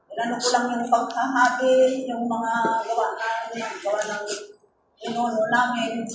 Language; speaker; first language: Filipino; non-native, local second language; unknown